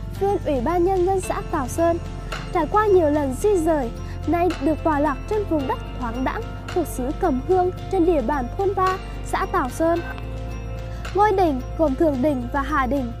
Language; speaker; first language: Vietnamese; native; Vietnamese